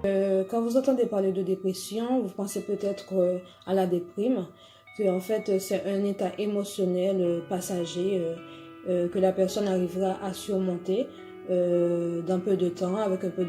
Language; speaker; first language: French; native; French